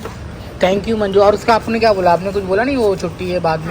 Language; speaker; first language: Hindi; native; Hindi